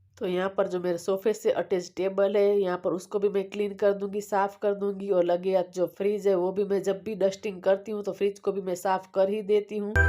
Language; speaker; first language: Hindi; non-native, local second language; Gujarati